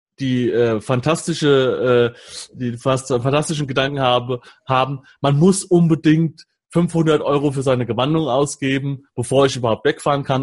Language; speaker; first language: German; native; German